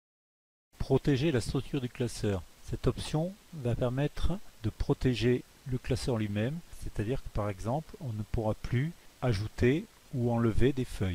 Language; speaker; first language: French; native; French